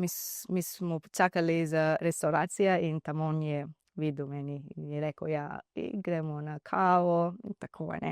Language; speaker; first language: Slovenian; non-native, learner; Divehi